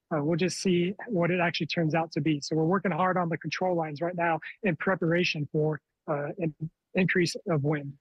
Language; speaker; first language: English; native; English